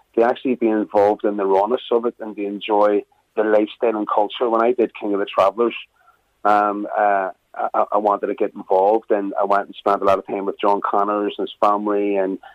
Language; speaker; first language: English; native; English